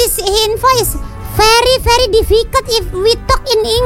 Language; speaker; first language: English; non-native, learner; Indonesian